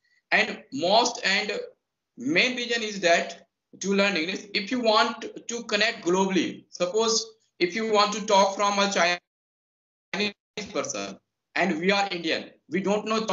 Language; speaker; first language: English; non-native, local second language; Hindi